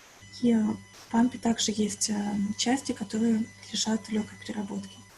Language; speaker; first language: Russian; native; Russian